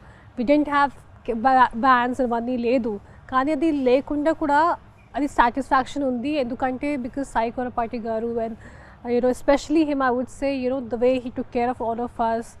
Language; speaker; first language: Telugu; non-native, local second language; Hindi